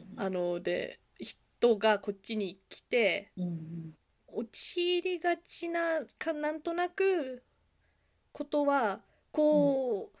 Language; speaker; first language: Japanese; early bilingual, heritage; Japanese